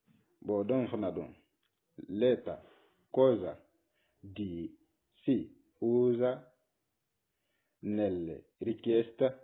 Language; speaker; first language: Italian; non-native, learner; Bambara